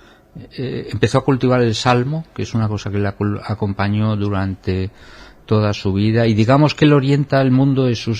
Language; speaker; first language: Spanish; native; Spanish